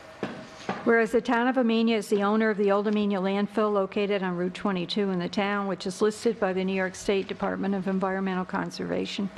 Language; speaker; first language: English; native; English